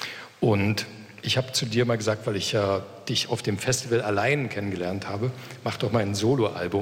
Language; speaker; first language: German; native; German